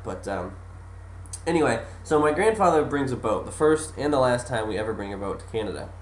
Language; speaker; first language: English; native; English